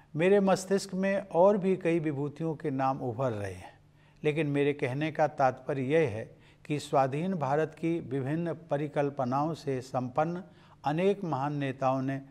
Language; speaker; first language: Hindi; native; Hindi